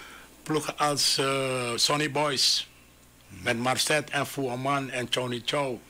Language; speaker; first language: Dutch; non-native, local second language; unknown